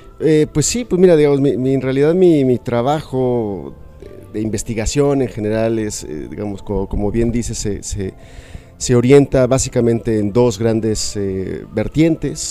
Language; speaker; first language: Spanish; native; Spanish